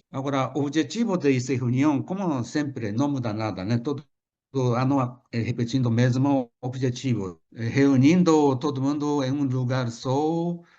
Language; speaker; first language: Portuguese; non-native, fluent; Japanese